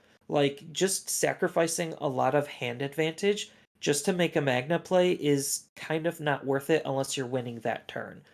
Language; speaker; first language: English; native; English